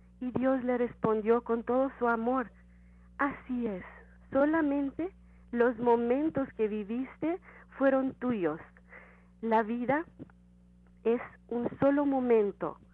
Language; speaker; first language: Spanish; non-native, fluent; Romanian